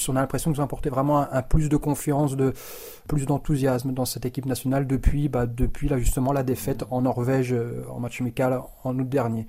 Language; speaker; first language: French; native; French